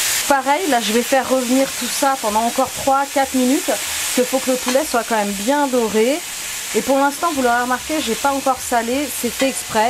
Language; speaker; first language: French; native; French